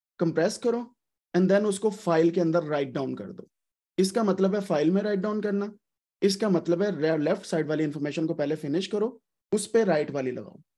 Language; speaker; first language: Urdu; native; Urdu